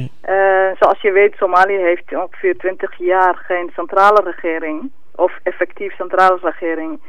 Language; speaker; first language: Dutch; non-native, fluent; Somali